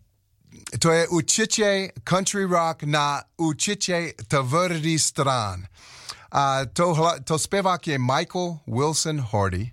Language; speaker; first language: Czech; non-native, learner; English